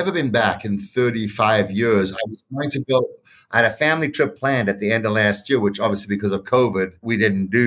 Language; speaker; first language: English; native; English